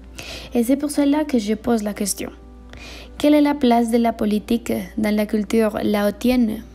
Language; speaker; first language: French; non-native, learner; Spanish